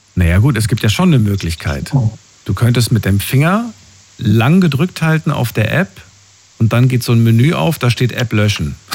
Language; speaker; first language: German; native; German